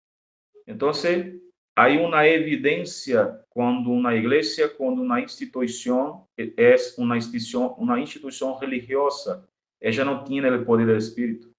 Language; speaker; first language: Spanish; non-native, fluent; Portuguese